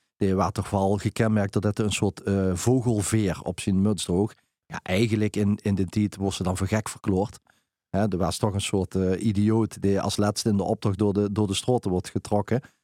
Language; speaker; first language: Dutch; native; Dutch